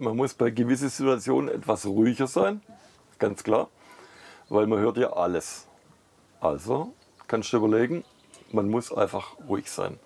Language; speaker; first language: German; native; German